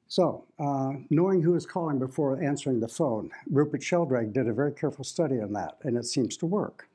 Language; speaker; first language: English; native; English